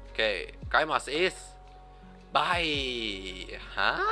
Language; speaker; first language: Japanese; non-native, learner; English